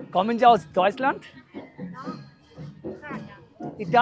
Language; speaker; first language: German; non-native, learner; Bangla